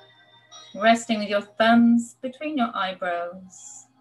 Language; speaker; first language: English; native; English